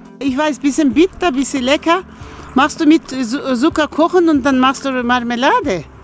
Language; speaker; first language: German; non-native, learner; Turkish